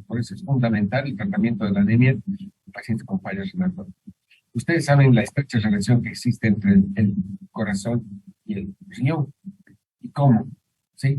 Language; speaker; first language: Spanish; native; Spanish